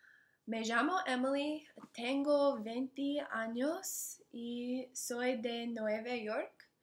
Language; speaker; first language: Spanish; non-native, learner; English